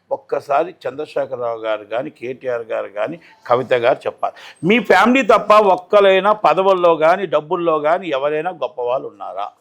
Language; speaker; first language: Telugu; native; Telugu